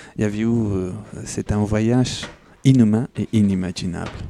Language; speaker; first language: French; non-native, fluent; Persian